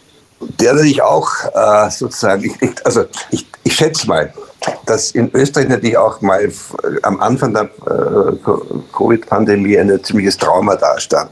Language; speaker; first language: German; native; German